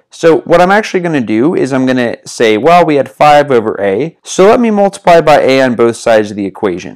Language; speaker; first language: English; native; English